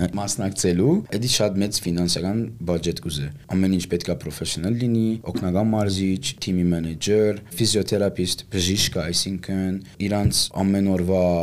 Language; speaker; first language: Armenian; early bilingual, heritage; Armenian